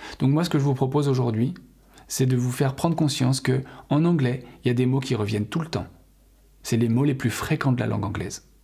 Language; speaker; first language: French; native; French